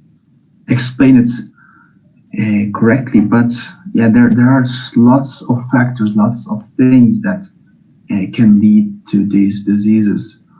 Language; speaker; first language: English; non-native, fluent; Turkish